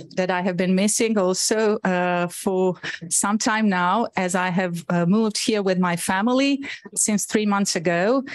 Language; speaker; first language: English; non-native, fluent; Bosnian